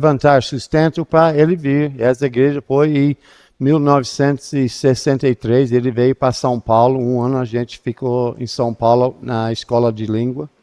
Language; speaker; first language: Portuguese; non-native, fluent; English